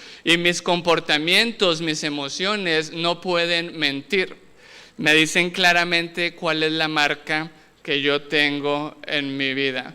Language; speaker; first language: Spanish; native; Spanish